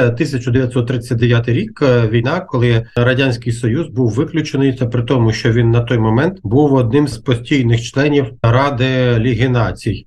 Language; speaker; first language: Ukrainian; native; Ukrainian